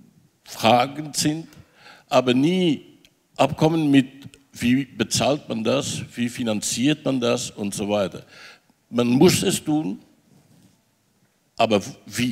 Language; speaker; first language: German; non-native, fluent; French